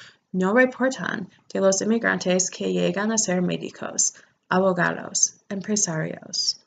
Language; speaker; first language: Spanish; non-native, fluent; English